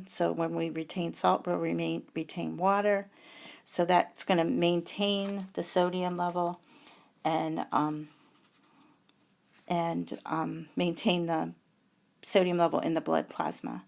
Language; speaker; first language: English; native; English